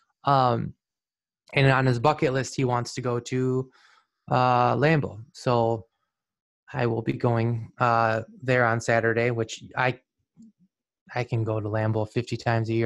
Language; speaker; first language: English; native; English